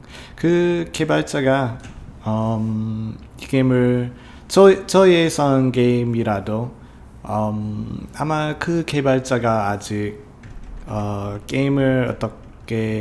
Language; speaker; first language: Korean; non-native, learner; English